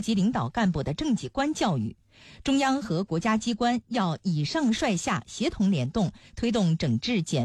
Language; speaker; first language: Chinese; native; Chinese